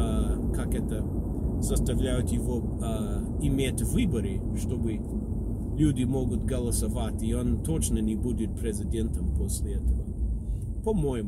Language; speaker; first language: Russian; non-native, fluent; English